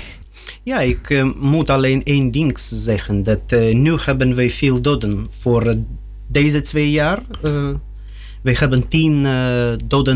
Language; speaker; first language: Dutch; non-native, learner; Russian